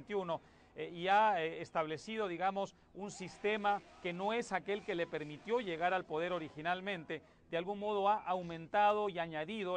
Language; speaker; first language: Spanish; native; Spanish